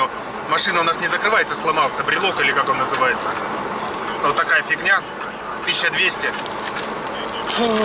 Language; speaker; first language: Russian; native; Russian